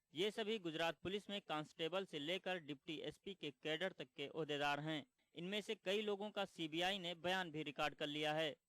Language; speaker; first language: Urdu; native; Urdu